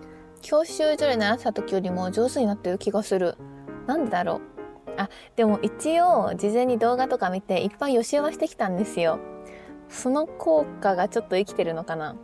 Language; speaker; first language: Japanese; native; Japanese